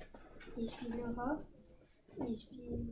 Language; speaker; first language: German; non-native, learner; French